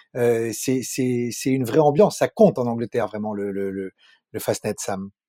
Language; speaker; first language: French; native; French